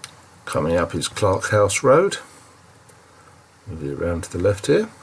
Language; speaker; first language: English; native; English